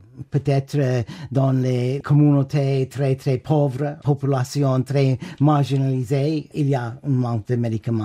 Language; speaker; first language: French; non-native, fluent; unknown